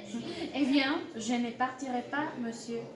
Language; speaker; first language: French; non-native, learner; Spanish